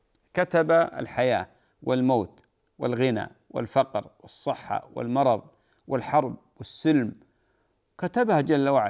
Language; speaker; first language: Arabic; native; Arabic